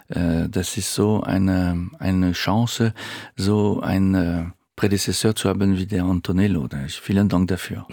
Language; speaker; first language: German; non-native, fluent; French